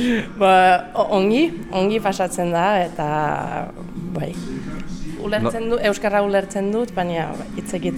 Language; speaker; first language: Basque; non-native, learner; French